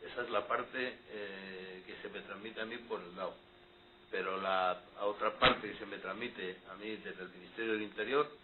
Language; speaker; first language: Spanish; native; Spanish